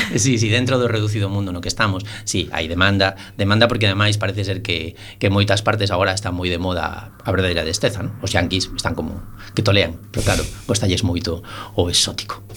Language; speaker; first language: Galician; non-native, local second language; Spanish